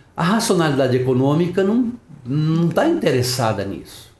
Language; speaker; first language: Portuguese; native; Portuguese